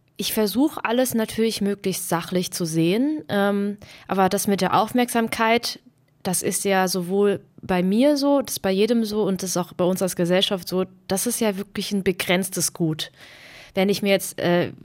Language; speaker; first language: German; native; German